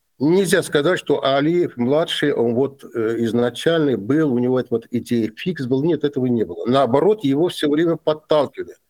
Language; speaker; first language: Russian; non-native, local second language; Azerbaijani